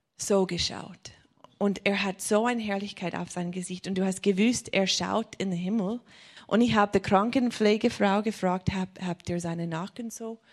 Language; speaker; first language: German; non-native, fluent; English